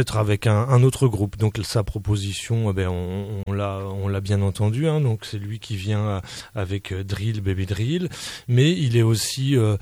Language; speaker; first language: French; native; French